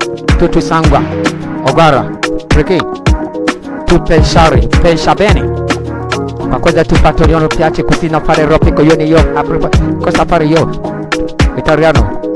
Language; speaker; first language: Italian; non-native, learner; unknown